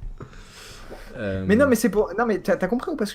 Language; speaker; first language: French; native; French